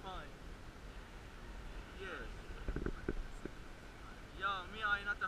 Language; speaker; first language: English; non-native, learner; Arabic